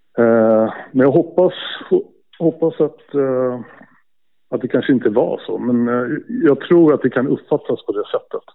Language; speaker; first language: Swedish; native; Swedish